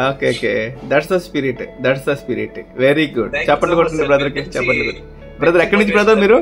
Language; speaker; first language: Telugu; native; Telugu